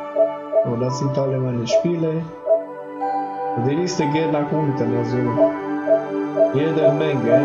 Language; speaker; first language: German; non-native, fluent; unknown